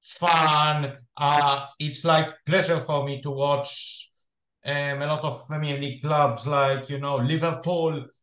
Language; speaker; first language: English; non-native, fluent; Hebrew